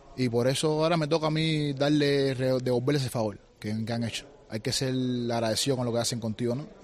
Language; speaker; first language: Spanish; native; Spanish